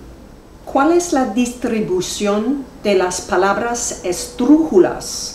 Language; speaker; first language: Spanish; non-native, fluent; English